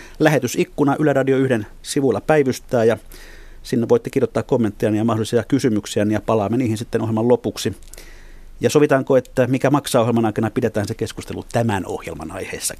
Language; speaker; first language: Finnish; native; Finnish